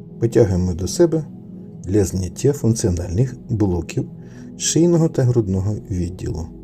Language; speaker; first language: Ukrainian; native; Ukrainian